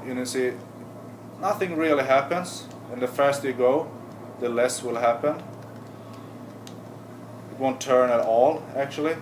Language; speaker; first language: English; non-native, fluent; Swedish